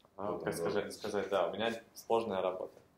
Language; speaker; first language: Russian; native; Russian